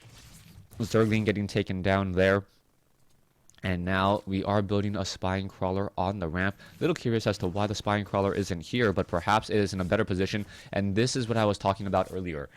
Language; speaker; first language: English; native; English